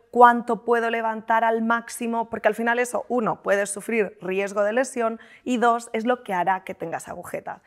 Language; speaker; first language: Spanish; native; Spanish